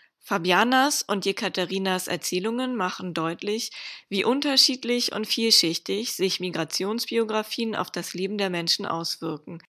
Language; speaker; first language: German; native; German